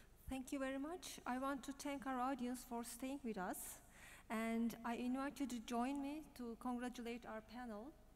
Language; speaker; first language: English; non-native, fluent; Turkish